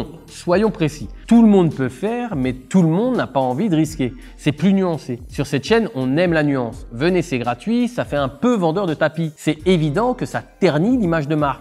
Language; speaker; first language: French; native; French